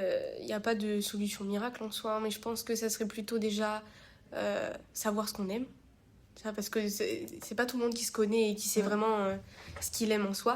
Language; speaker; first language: French; native; French